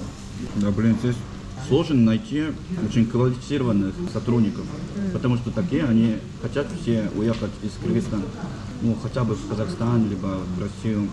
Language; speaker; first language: Russian; non-native, fluent; Korean